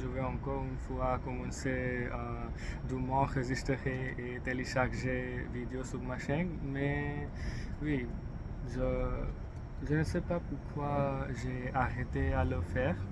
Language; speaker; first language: French; non-native, learner; English